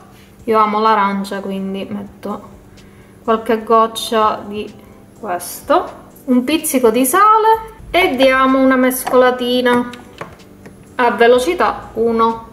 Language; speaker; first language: Italian; native; Italian